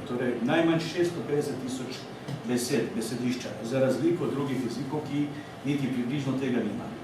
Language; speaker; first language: Slovenian; non-native, fluent; Ukrainian